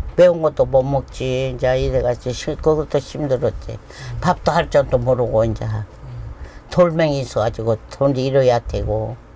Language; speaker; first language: Korean; non-native, fluent; Japanese